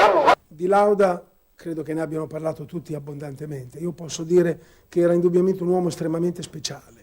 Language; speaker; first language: Italian; native; Italian